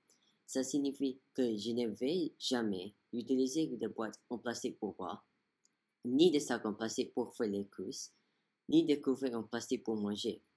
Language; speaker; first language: French; non-native, learner; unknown